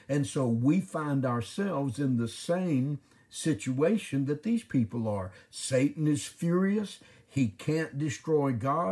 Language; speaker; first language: English; native; English